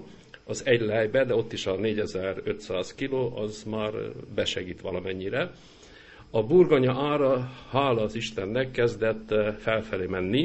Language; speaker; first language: Hungarian; native; Hungarian